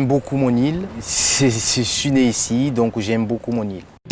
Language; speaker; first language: French; non-native, local second language; Comorian